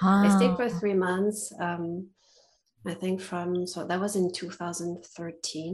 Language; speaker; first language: English; non-native, fluent; French